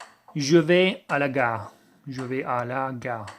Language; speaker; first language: French; non-native, learner; English